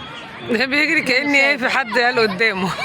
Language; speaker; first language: Arabic; native; Arabic